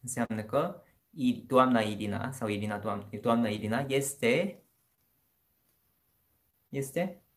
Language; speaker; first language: Romanian; non-native, fluent; Korean